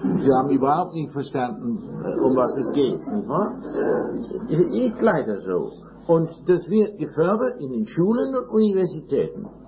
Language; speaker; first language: German; non-native, fluent; English